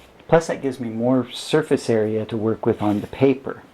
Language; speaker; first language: English; native; English